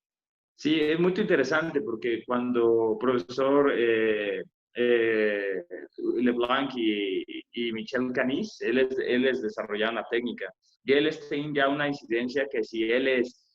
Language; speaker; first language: Spanish; non-native, learner; Portuguese